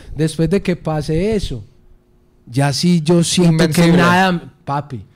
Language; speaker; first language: Spanish; native; Spanish